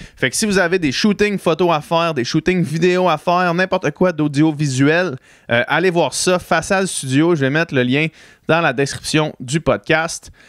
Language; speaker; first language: French; native; French